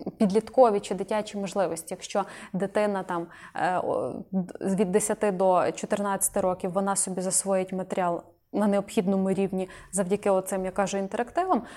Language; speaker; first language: Ukrainian; native; Ukrainian